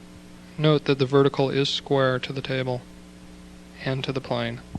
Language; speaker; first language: English; native; English